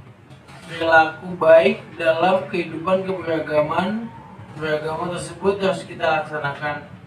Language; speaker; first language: Indonesian; native; Indonesian